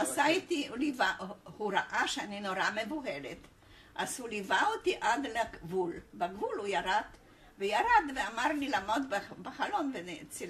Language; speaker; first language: Hebrew; non-native, fluent; Polish